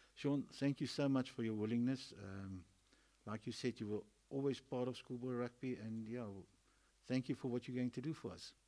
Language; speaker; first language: English; non-native, local second language; Afrikaans